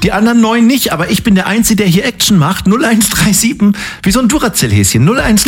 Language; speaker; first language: German; native; German